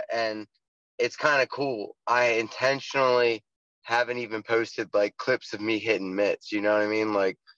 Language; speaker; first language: English; native; English